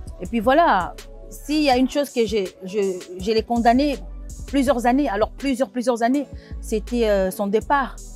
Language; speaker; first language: French; non-native, local second language; Lingala